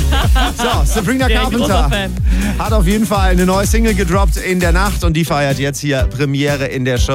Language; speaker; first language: German; native; German